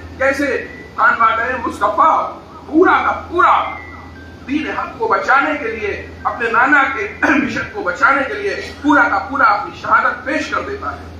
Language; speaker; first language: Urdu; native; Urdu